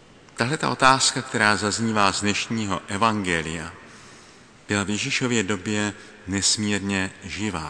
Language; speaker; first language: Czech; native; Czech